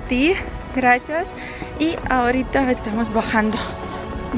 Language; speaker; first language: Spanish; non-native, fluent; Ukrainian